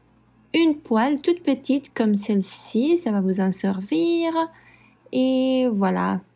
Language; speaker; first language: French; non-native, fluent; Spanish